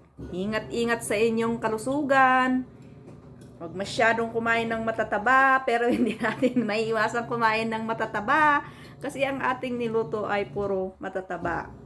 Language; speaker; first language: Filipino; native; Filipino